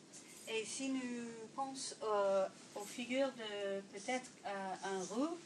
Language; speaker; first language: French; non-native, fluent; English